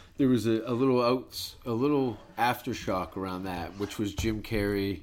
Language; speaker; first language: English; native; English